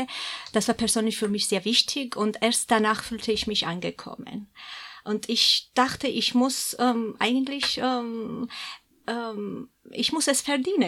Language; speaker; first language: German; non-native, fluent; Georgian